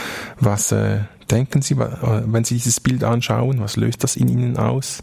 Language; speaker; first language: German; native; German